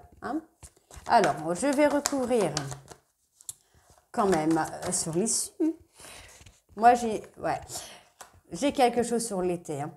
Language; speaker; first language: French; native; French